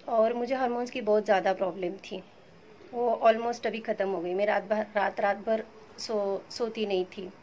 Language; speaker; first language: Hindi; non-native, local second language; Marathi